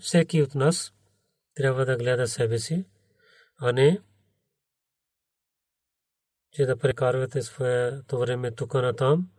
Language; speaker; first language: Bulgarian; non-native, learner; Urdu